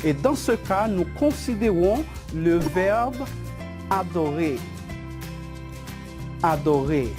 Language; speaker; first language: French; non-native, fluent; Spanish